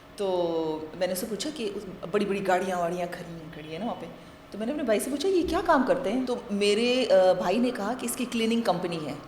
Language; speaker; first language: Urdu; native; Urdu